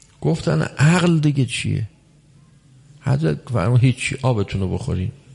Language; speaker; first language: Persian; early bilingual, heritage; Persian